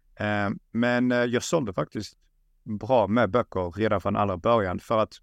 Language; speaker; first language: Swedish; early bilingual, other home language; Russian